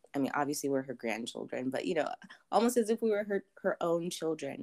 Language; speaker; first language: English; early bilingual, other home language; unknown